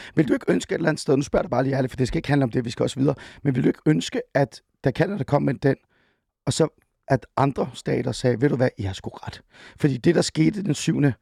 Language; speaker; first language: Danish; early bilingual, other home language; Persian